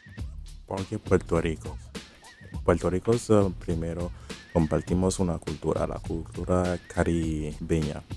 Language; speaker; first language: Spanish; non-native, fluent; Haitian Creole